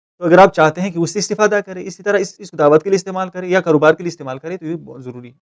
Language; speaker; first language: Urdu; non-native, local second language; Pashto